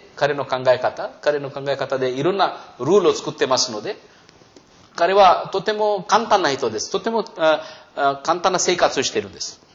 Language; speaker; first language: Japanese; non-native, fluent; Hindi